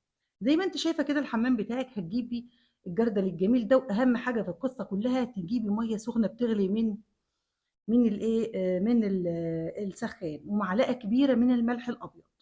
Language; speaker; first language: Arabic; native; Arabic